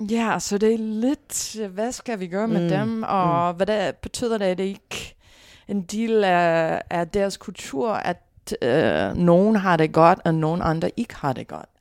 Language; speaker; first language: Danish; non-native, fluent; English